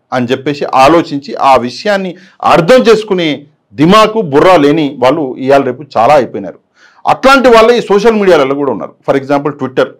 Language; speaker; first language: Telugu; native; Telugu